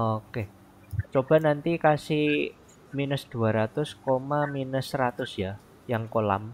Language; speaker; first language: Indonesian; native; Indonesian